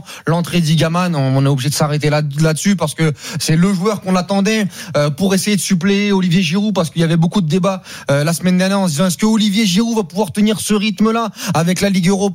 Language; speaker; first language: French; native; French